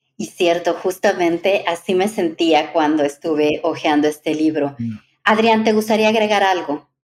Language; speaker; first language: Spanish; native; Spanish